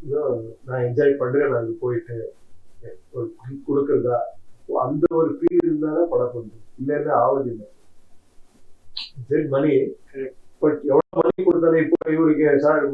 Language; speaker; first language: Tamil; non-native, learner; Kannada